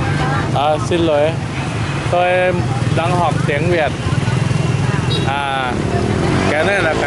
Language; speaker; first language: Vietnamese; non-native, learner; Thai